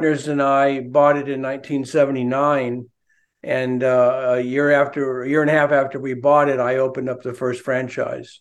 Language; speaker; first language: English; native; English